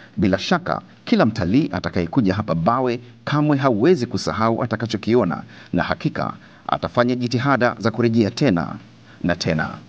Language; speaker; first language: Swahili; native; Swahili